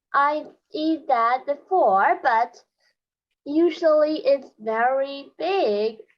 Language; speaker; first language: English; non-native, learner; Chinese